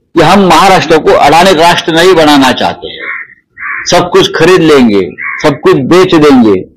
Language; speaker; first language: Hindi; non-native, local second language; Marathi